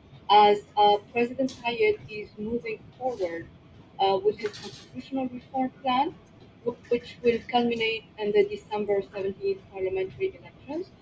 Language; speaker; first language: English; non-native, local second language; Arabic